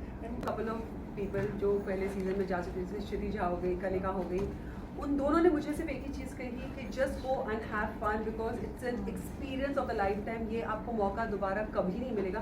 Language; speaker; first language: Hindi; native; Hindi